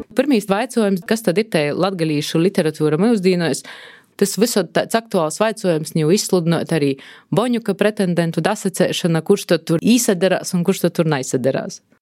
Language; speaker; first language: Latvian; native; Latvian